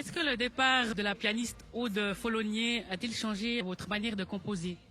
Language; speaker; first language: French; native; French